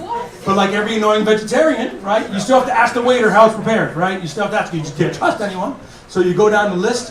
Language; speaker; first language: English; native; English